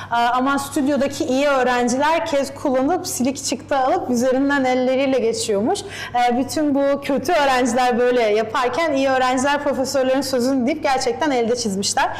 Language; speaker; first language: Turkish; native; Turkish